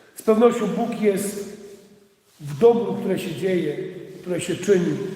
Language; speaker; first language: Polish; native; Polish